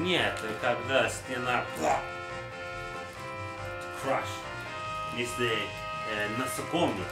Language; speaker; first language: Russian; non-native, learner; English